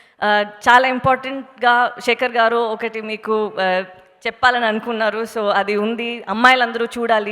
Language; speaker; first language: Telugu; non-native, local second language; Tamil